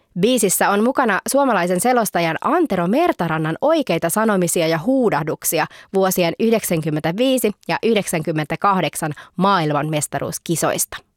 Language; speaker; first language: Finnish; early bilingual, heritage; Finnish